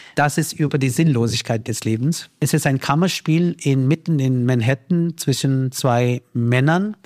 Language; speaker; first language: German; non-native, fluent; Hindi